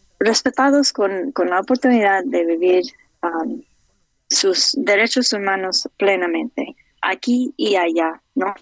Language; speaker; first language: Spanish; non-native, fluent; English